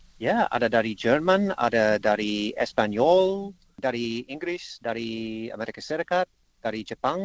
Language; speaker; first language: Indonesian; non-native, learner; English